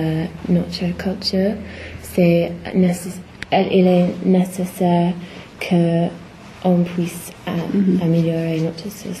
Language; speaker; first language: French; non-native, learner; English